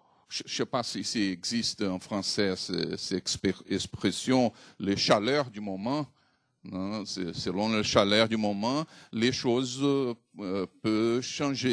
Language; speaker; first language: French; non-native, fluent; Portuguese